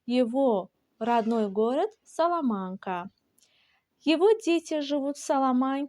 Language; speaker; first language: Russian; non-native, local second language; Azerbaijani